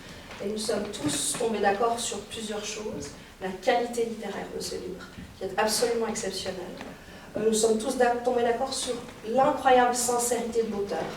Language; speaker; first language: French; native; French